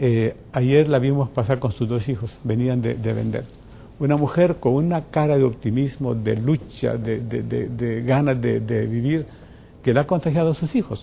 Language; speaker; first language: Spanish; native; Spanish